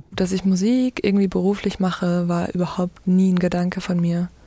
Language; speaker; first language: German; native; German